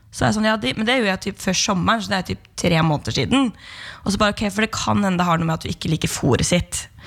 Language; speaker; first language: Norwegian; native; Norwegian